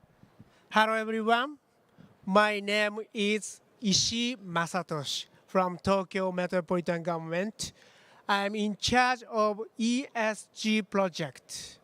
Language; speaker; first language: English; non-native, fluent; Japanese